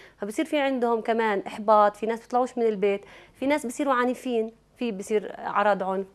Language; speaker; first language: Arabic; native; Arabic